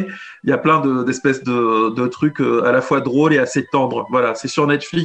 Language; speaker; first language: French; native; French